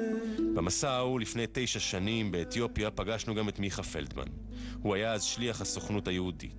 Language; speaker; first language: Hebrew; native; Hebrew